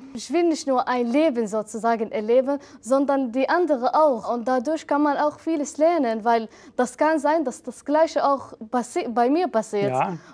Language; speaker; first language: German; non-native, fluent; Arabic